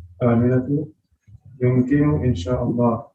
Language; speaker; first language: Arabic; non-native, learner; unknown